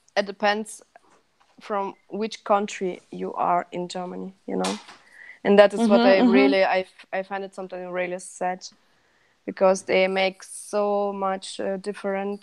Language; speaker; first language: English; non-native, fluent; Russian